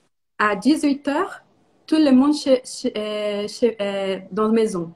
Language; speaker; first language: French; non-native, learner; Portuguese